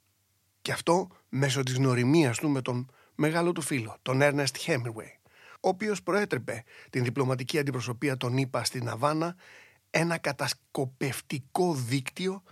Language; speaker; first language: Greek; native; Greek